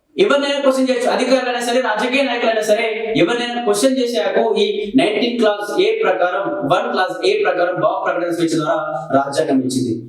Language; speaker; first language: Telugu; native; Telugu